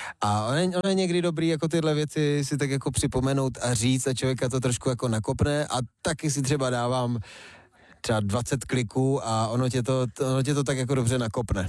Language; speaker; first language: Czech; early bilingual, other home language; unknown